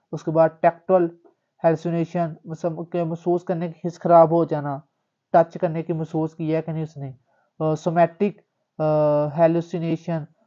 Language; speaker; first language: Urdu; native; Urdu